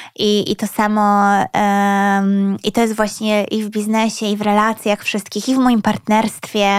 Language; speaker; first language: Polish; early bilingual, other home language; Swedish